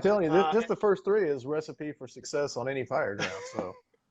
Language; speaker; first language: English; native; English